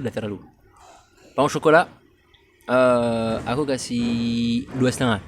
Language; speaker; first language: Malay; non-native, fluent; French